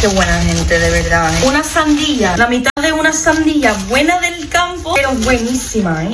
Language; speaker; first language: Spanish; non-native, fluent; English